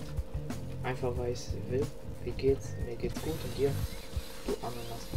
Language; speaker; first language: German; native; German